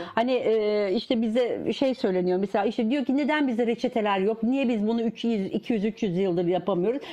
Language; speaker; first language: Turkish; native; Turkish